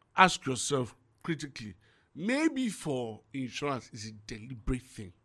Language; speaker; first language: English; non-native, local second language; Yoruba